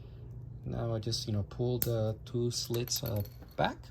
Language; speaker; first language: English; native; English